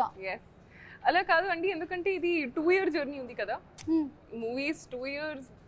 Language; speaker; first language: Telugu; non-native, learner; Hindi